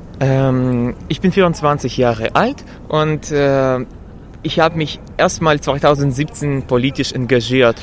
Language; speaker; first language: German; non-native, fluent; Russian